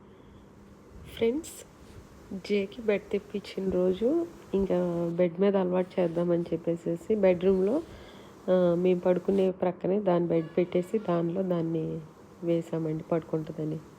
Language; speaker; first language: Telugu; native; Telugu